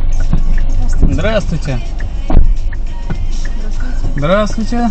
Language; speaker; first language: Russian; non-native, local second language; Kyrgyz